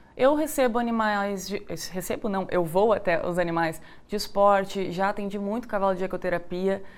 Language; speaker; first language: Portuguese; native; Portuguese